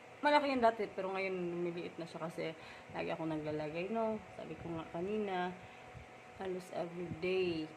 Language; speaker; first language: Filipino; non-native, local second language; Cebuano